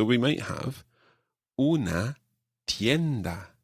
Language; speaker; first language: Spanish; non-native, fluent; English